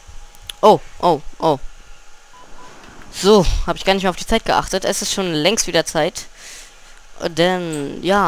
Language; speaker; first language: German; native; German